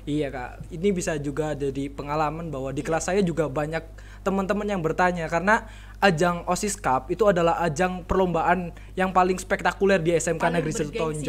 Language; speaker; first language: Indonesian; native; Indonesian